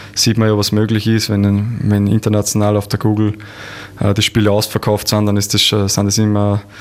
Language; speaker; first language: German; native; German